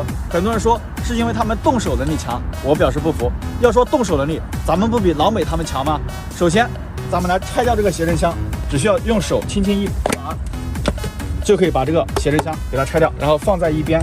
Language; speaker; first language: Chinese; native; Chinese